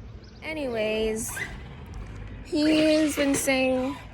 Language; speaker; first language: English; native; English